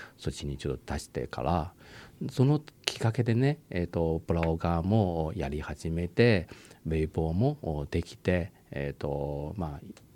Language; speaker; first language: Japanese; non-native, fluent; Chinese